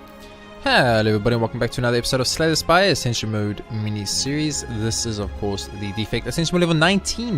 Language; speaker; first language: English; native; English